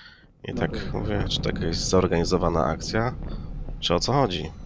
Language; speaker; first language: Polish; native; Polish